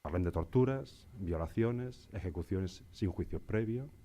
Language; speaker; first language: Spanish; non-native, local second language; Catalan